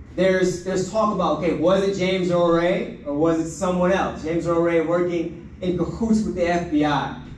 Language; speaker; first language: English; native; English